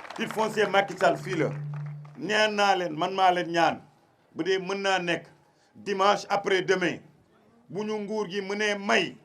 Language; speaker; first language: Wolof; non-native, local second language; Fula